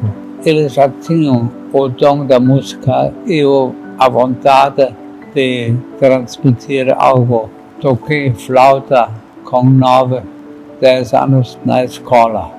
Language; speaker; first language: Portuguese; non-native, fluent; German